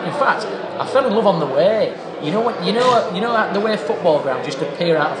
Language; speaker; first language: English; native; English